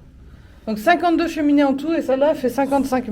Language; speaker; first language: French; native; French